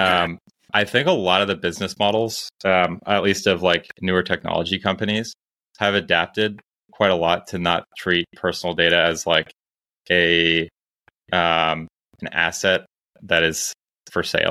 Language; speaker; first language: English; native; English